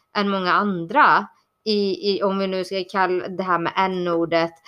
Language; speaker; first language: Swedish; early bilingual, other home language; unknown